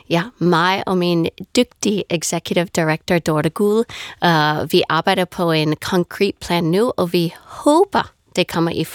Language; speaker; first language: Danish; non-native, fluent; English